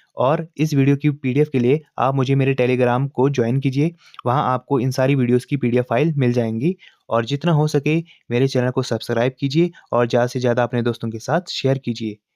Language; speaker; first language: Hindi; native; Hindi